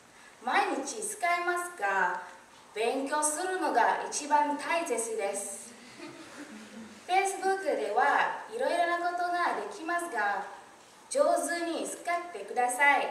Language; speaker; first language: Japanese; non-native, learner; English